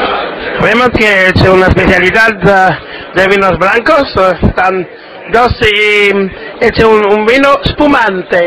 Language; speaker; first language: Spanish; non-native, learner; French